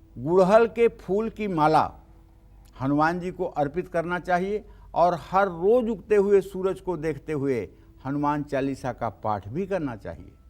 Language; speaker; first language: Hindi; native; Hindi